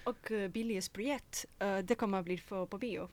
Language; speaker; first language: Swedish; non-native, fluent; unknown